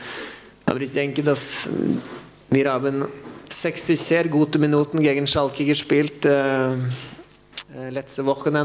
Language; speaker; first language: German; non-native, fluent; Norwegian